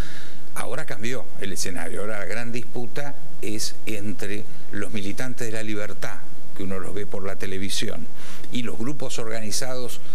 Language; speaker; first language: Spanish; native; Spanish